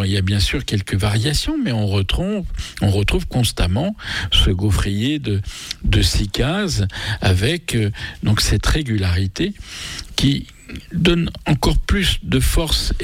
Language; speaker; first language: French; native; French